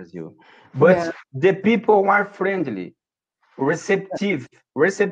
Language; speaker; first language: English; non-native, learner; Portuguese